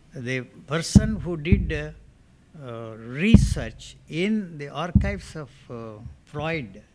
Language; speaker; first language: English; non-native, local second language; Telugu